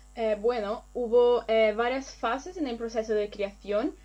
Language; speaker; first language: Spanish; non-native, learner; Portuguese